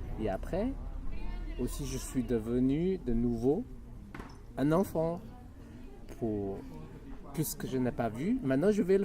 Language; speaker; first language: French; non-native, fluent; Chinese